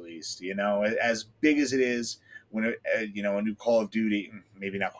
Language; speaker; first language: English; native; English